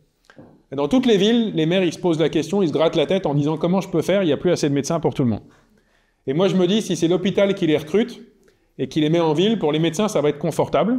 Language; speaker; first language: French; native; French